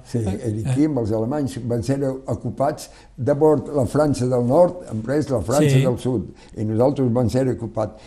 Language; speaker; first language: Catalan; non-native, local second language; French